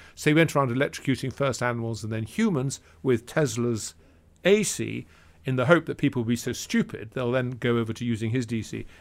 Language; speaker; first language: English; native; English